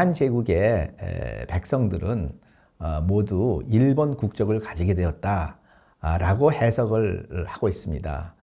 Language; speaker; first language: Korean; native; Korean